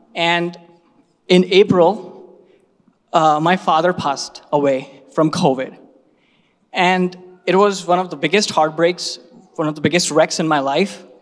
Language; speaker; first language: English; non-native, local second language; Hindi